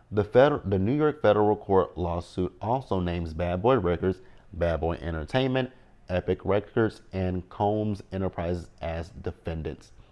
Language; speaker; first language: English; native; English